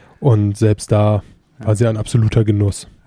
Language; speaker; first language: German; native; German